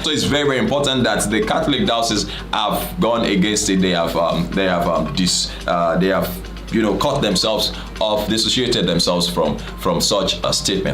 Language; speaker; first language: English; non-native, local second language; Yoruba